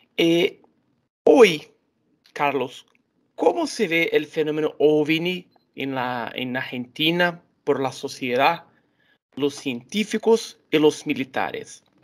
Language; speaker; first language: Spanish; non-native, learner; Portuguese